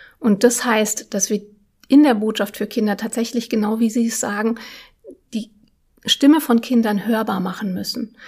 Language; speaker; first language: German; early bilingual, other home language; Russian